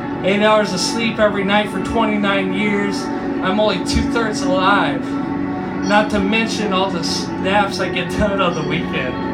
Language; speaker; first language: English; native; English